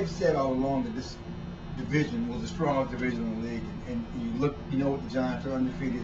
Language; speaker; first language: English; native; English